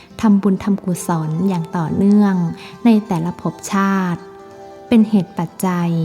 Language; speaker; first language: Thai; native; Thai